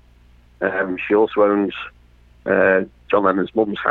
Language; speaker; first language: English; native; English